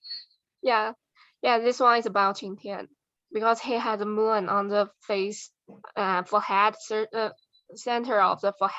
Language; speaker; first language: English; non-native, learner; Chinese